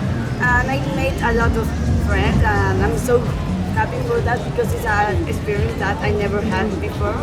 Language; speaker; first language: English; non-native, learner; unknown